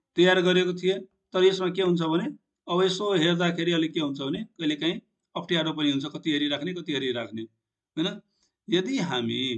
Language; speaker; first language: Nepali; non-native, local second language; Maithili